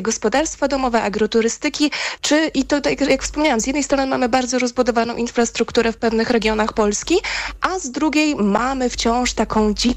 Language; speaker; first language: Polish; native; Polish